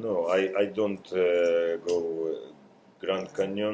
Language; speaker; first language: English; non-native, learner; Russian